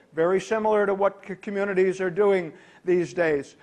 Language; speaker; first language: English; native; English